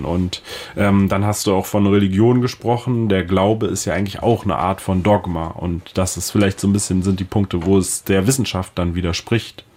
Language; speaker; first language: German; native; German